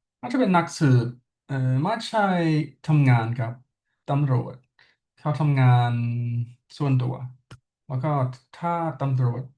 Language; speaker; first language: Thai; non-native, learner; English